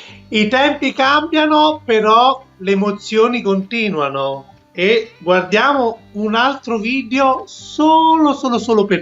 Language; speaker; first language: Italian; native; Italian